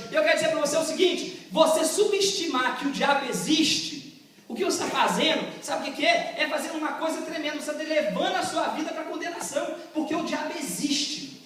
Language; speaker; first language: Portuguese; native; Portuguese